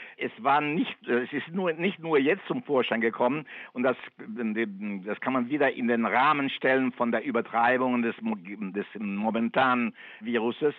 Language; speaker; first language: German; non-native, fluent; Italian